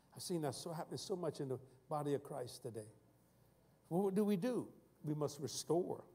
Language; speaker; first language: English; native; English